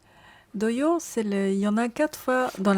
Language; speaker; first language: French; non-native, learner; Japanese